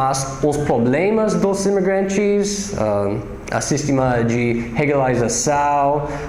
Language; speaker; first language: Portuguese; non-native, fluent; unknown